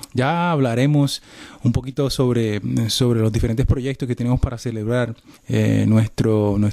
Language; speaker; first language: Spanish; native; Spanish